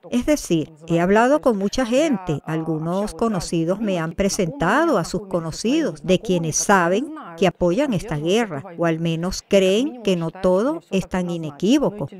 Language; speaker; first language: Spanish; non-native, fluent; Russian